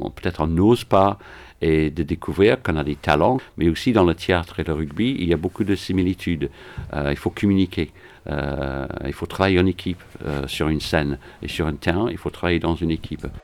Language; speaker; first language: French; non-native, fluent; English